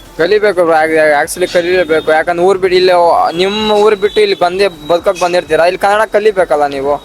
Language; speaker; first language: Kannada; native; Kannada